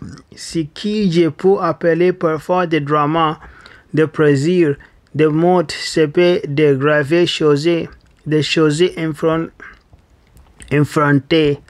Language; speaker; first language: French; non-native, learner; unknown